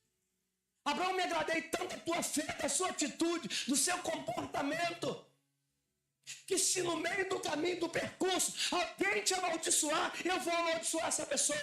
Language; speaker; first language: Portuguese; native; Portuguese